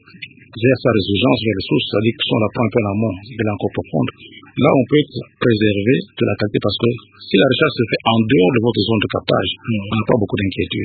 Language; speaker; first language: French; non-native, local second language; Lingala